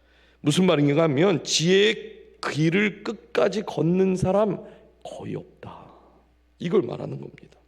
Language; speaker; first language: Korean; native; Korean